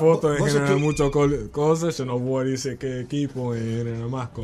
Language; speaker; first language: Spanish; non-native, learner; English